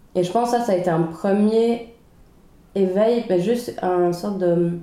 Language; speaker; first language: French; early bilingual, other home language; Swedish